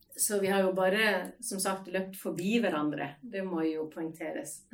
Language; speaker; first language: Norwegian; native; Norwegian